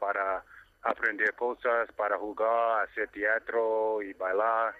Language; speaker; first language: Spanish; non-native, learner; English